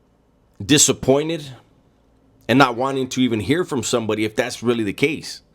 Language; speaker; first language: English; native; English